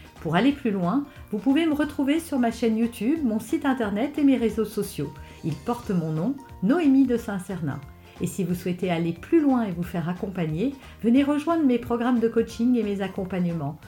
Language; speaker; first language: French; native; French